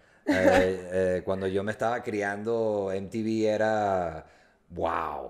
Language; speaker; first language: Spanish; early bilingual, heritage; Spanish